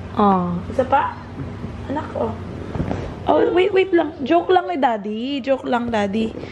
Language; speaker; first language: Filipino; native; Filipino